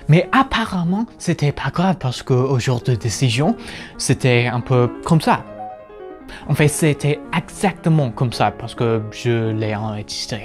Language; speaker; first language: French; non-native, fluent; English